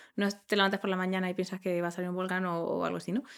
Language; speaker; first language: Spanish; native; Spanish